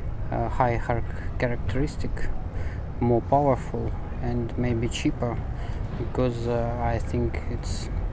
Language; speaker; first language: English; non-native, learner; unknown